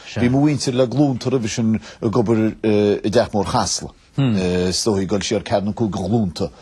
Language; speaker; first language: Irish; native; Irish